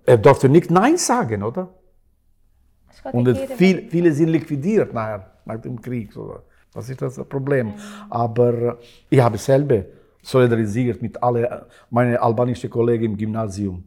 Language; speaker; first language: German; non-native, learner; Albanian